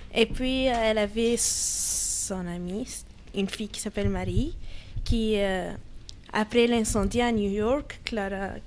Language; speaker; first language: French; non-native, fluent; Arabic